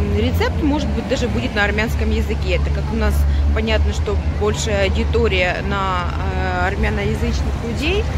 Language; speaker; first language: Russian; native; Russian